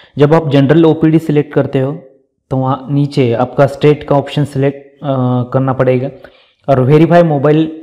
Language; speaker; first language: Hindi; non-native, local second language; Marathi